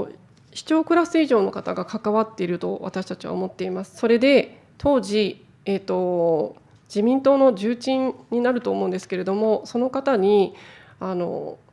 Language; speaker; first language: Japanese; native; Japanese